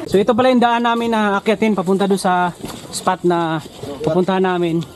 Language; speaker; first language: Filipino; non-native, local second language; Cebuano